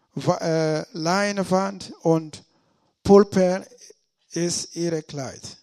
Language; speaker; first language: German; non-native, learner; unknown